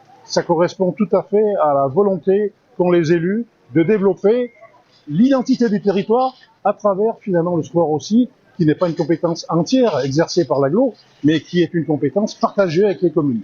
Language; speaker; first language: French; native; French